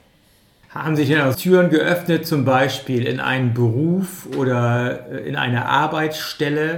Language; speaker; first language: German; native; German